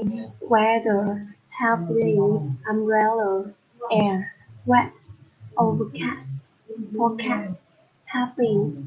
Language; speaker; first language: English; non-native, learner; Vietnamese